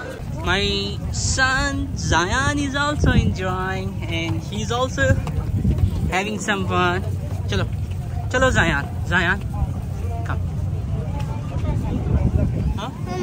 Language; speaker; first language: English; non-native, local second language; Urdu